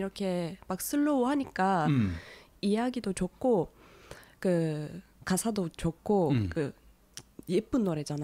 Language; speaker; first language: Korean; non-native, fluent; Turkish